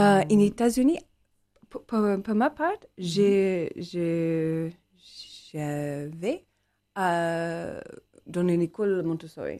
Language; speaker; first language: French; non-native, learner; English